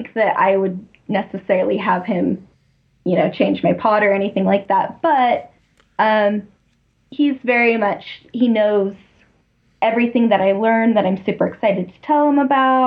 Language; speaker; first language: English; native; English